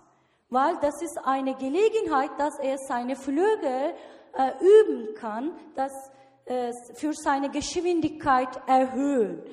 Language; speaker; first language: German; non-native, learner; Turkish